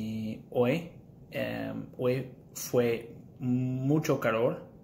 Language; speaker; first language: Spanish; non-native, learner; English